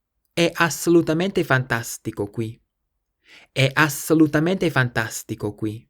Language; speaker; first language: Italian; non-native, fluent; English